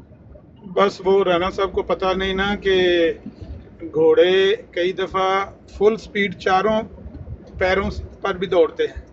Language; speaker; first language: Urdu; non-native, local second language; Punjabi